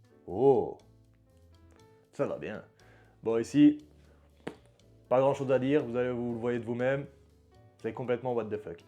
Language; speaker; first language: French; native; French